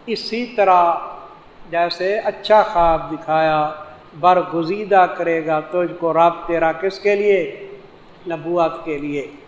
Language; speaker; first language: Urdu; non-native, local second language; Saraiki